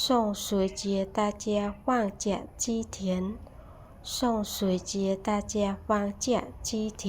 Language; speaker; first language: Chinese; non-native, fluent; Khmer